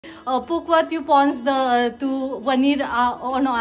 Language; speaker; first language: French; non-native, learner; Marathi